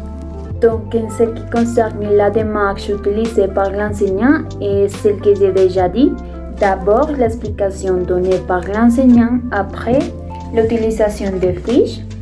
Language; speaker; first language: French; non-native, fluent; Spanish